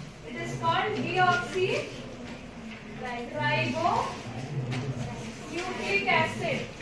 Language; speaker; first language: English; non-native, local second language; Telugu